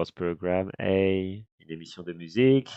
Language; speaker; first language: French; non-native, fluent; English